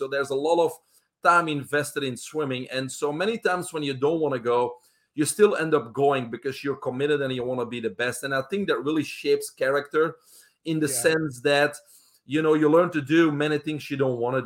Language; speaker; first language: English; non-native, fluent; Dutch